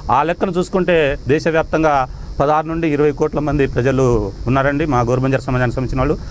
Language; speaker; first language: Telugu; non-native, local second language; Lambadi